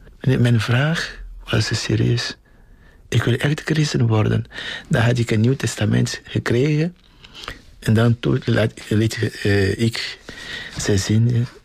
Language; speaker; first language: Dutch; non-native, fluent; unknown